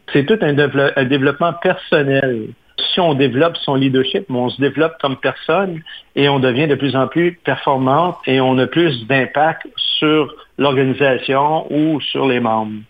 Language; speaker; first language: French; native; French